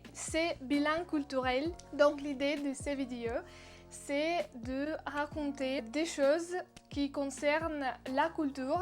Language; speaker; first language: French; non-native, learner; Russian